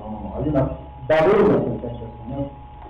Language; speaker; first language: Spanish; native; Spanish